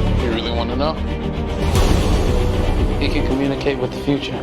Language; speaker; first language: English; native; English